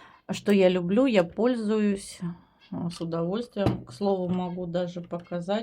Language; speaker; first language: Russian; native; Russian